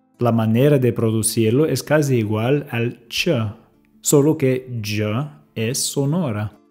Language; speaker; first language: Spanish; non-native, fluent; English